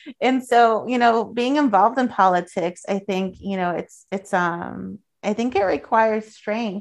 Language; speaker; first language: English; early bilingual, other home language; Spanish